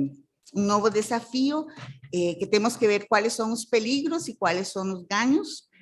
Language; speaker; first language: Portuguese; non-native, fluent; Spanish